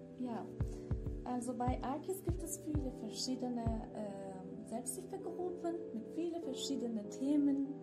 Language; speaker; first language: German; non-native, fluent; Kurdish